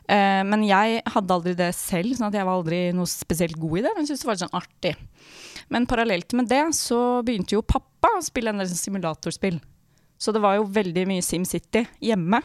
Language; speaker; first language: Norwegian; native; Norwegian